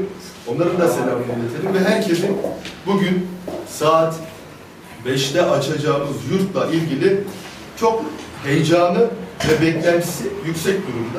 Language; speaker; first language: Turkish; native; Turkish